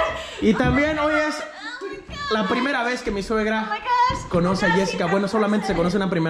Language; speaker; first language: Spanish; native; Spanish